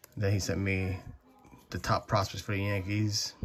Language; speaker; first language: English; native; English